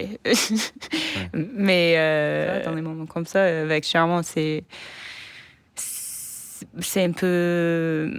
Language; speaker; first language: French; non-native, fluent; English